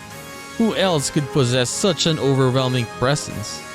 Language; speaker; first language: English; native; English